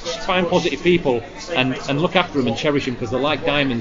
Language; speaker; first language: English; native; English